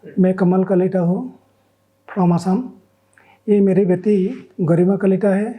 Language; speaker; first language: Hindi; non-native, local second language; Assamese